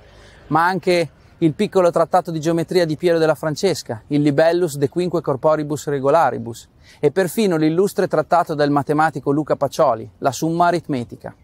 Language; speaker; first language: Italian; native; Italian